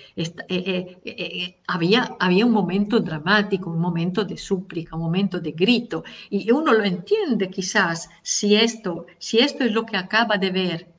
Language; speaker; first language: Spanish; non-native, fluent; Italian